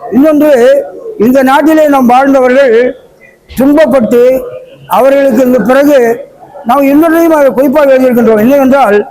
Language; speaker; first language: Tamil; early bilingual, heritage; Tamil